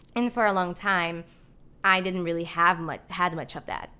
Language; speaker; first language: English; non-native, fluent; Portuguese